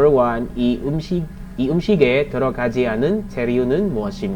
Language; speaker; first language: Korean; non-native, learner; Filipino